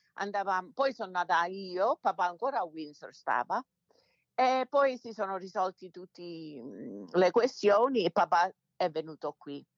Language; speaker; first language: Italian; early bilingual, heritage; Italian